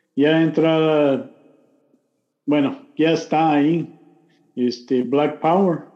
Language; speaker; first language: Spanish; non-native, learner; English